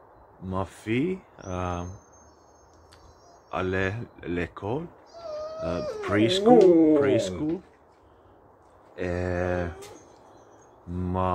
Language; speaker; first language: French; non-native, learner; Finnish